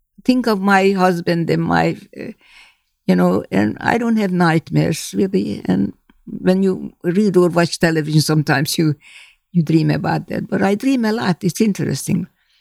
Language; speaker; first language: English; non-native, fluent; Hungarian